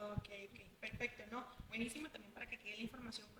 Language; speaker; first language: Spanish; native; Spanish